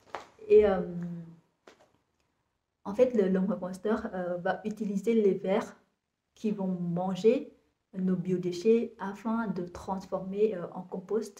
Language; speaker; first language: French; non-native, fluent; Vietnamese